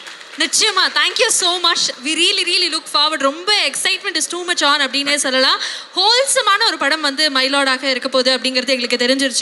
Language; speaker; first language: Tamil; native; Tamil